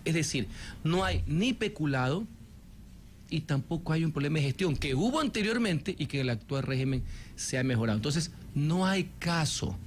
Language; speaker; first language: Spanish; native; Spanish